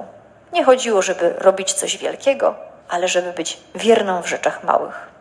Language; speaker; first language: Polish; native; Polish